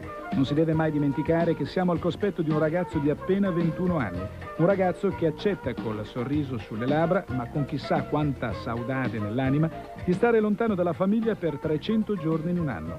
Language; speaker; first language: Italian; native; Italian